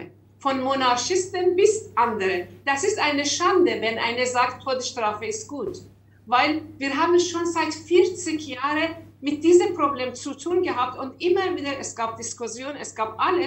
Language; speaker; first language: German; non-native, learner; Persian